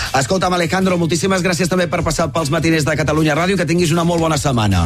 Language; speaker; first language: Catalan; native; Catalan